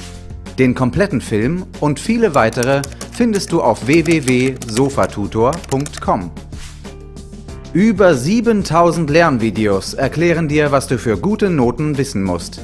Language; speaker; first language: German; native; German